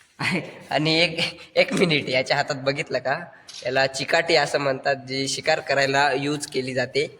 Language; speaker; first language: Marathi; non-native, local second language; Kukna